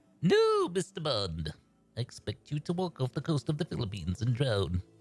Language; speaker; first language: English; native; English